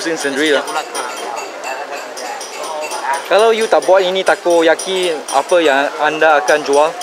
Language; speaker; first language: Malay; non-native, local second language; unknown